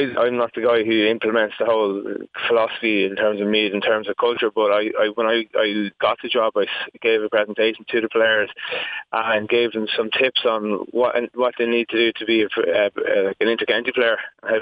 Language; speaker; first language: English; native; English